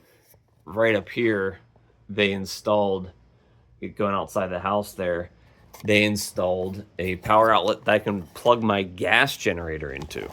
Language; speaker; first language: English; native; English